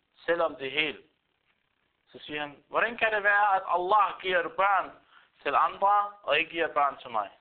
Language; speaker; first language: Danish; non-native, fluent; Arabic